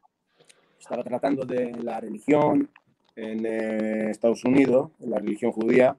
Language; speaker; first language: Spanish; non-native, fluent; Hebrew